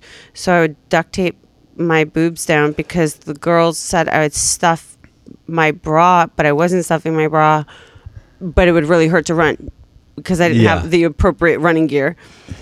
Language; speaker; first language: English; native; English